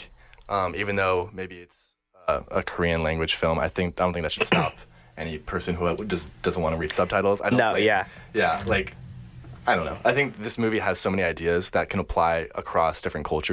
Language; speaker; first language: English; native; English